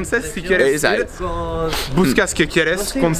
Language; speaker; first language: Spanish; non-native, fluent; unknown